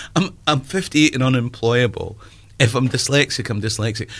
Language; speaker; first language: English; native; English